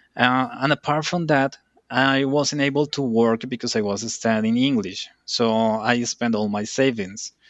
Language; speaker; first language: English; non-native, fluent; Spanish